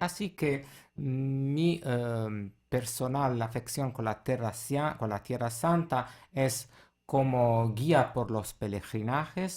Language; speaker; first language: Spanish; non-native, fluent; Italian